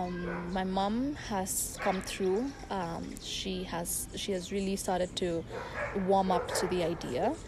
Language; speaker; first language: English; non-native, local second language; Tamil